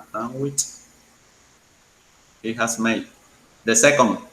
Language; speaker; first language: English; non-native, learner; Spanish